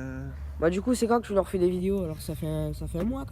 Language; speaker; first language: French; native; French